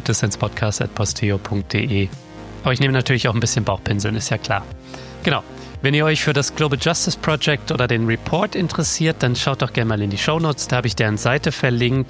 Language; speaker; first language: German; native; German